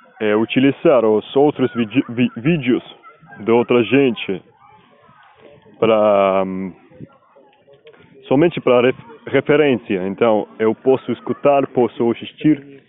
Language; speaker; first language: Portuguese; non-native, learner; Spanish